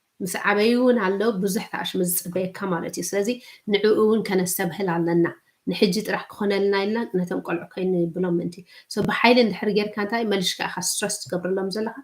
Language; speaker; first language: Tigrinya; early bilingual, heritage; Tigrinya